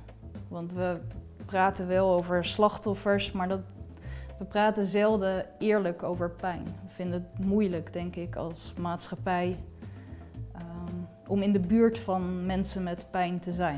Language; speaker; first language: Dutch; native; Dutch